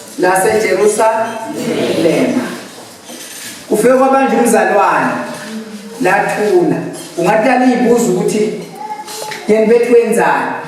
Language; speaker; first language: Zulu; native; Zulu